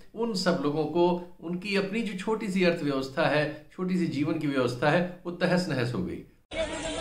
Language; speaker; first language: Hindi; native; Hindi